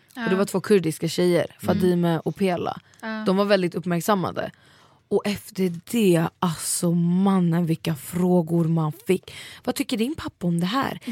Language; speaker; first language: Swedish; early bilingual, other home language; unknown